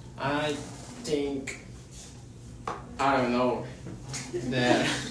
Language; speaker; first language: English; non-native, learner; Spanish